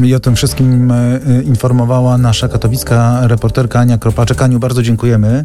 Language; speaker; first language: Polish; native; Polish